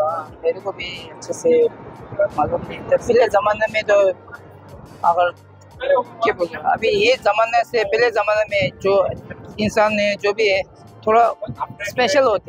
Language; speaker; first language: Hindi; non-native, local second language; Tibetan